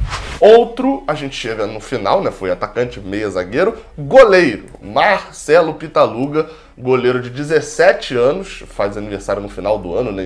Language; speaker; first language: Portuguese; native; Portuguese